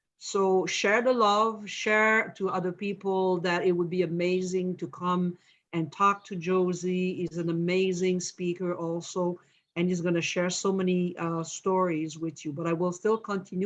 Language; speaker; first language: English; non-native, fluent; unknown